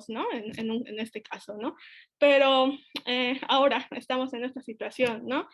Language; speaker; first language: Spanish; native; Spanish